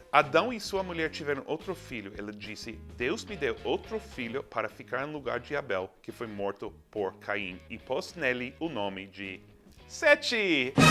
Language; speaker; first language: Portuguese; non-native, fluent; English